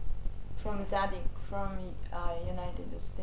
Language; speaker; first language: English; non-native, learner; Japanese